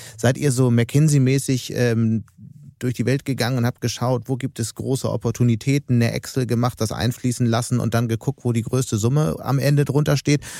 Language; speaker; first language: German; native; German